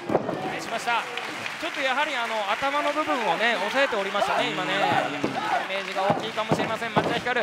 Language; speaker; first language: Japanese; native; Japanese